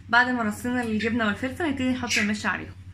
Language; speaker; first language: Arabic; native; Arabic